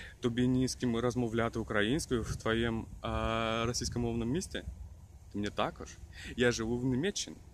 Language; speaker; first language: Ukrainian; non-native, local second language; Russian